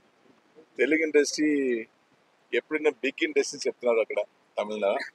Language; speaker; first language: Telugu; non-native, learner; Tamil